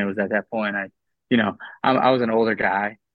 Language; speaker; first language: English; native; English